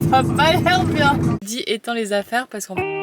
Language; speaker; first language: French; native; French